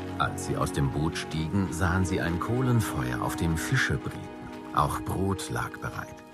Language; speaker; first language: German; native; German